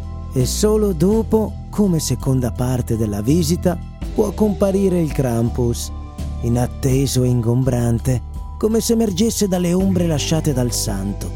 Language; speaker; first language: Italian; native; Italian